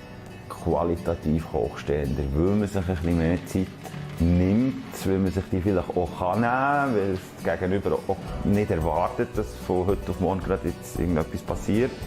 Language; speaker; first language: German; native; German